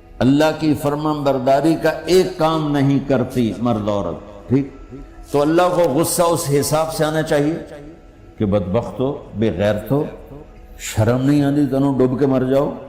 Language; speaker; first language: Urdu; non-native, local second language; Punjabi